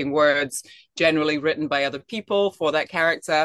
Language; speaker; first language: English; native; English